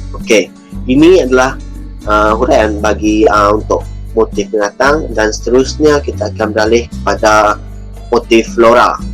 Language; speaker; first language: Malay; non-native, local second language; Iban